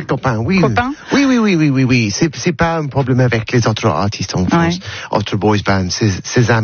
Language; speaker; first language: French; non-native, learner; English